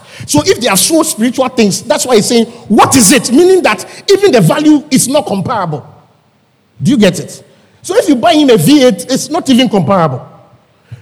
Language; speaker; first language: English; non-native, local second language; Akan